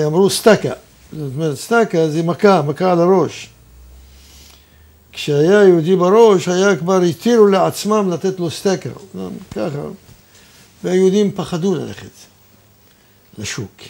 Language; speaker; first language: Hebrew; non-native, fluent; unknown